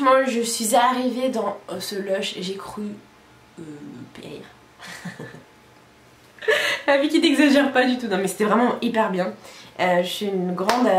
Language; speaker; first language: French; native; French